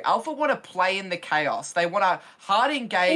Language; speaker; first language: English; native; English